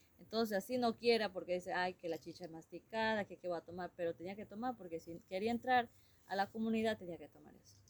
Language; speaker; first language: Spanish; non-native, local second language; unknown